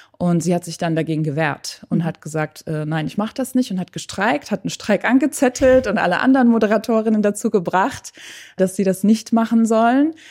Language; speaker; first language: German; early bilingual, other home language; Persian